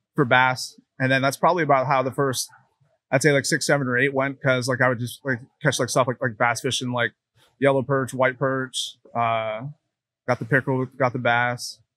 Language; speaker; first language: English; native; English